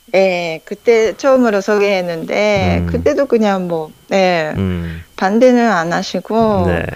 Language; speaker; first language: Korean; non-native, learner; Japanese